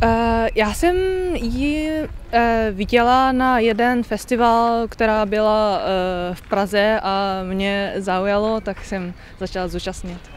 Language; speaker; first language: Czech; non-native, learner; Japanese